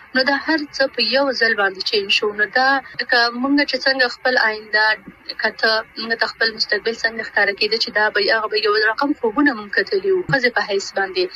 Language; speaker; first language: Pashto; native; Pashto